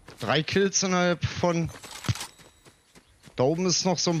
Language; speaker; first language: German; native; German